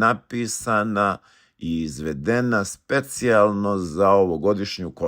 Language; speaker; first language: Bosnian; native; Bosnian